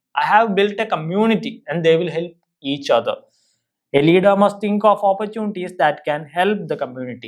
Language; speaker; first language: English; non-native, local second language; Malayalam